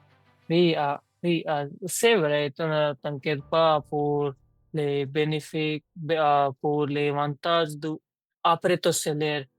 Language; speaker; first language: French; non-native, learner; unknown